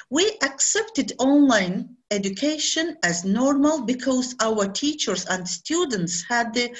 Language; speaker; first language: English; non-native, learner; Azerbaijani